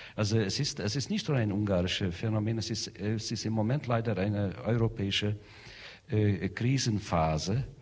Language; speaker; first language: German; non-native, fluent; Hungarian